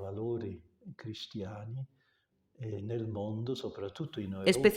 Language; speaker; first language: Italian; non-native, local second language; German